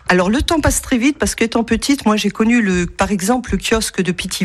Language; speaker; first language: French; native; French